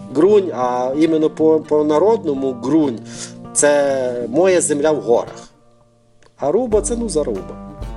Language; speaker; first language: Ukrainian; native; Ukrainian